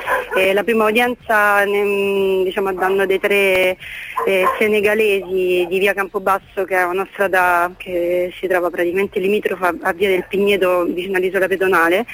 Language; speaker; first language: Italian; native; Italian